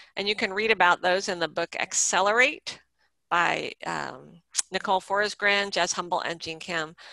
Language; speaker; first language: English; native; English